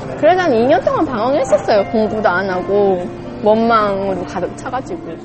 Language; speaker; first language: Korean; native; Korean